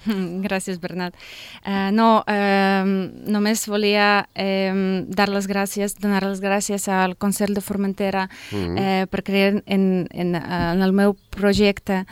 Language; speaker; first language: Catalan; non-native, learner; Russian